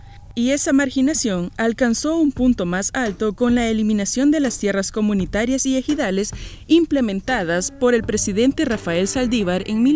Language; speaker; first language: Spanish; native; Spanish